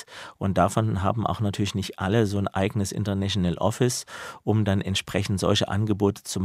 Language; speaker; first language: German; native; German